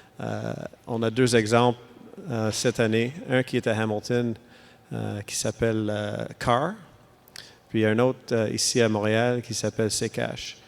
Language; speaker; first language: French; non-native, local second language; English